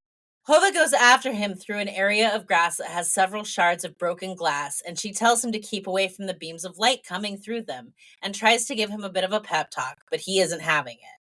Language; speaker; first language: English; native; English